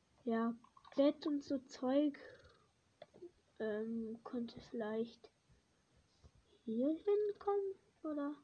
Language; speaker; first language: German; early bilingual, other home language; Hungarian